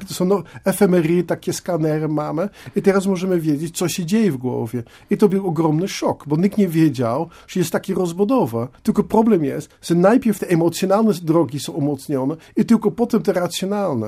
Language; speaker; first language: Polish; non-native, fluent; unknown